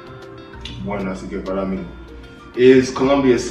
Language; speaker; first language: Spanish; non-native, learner; English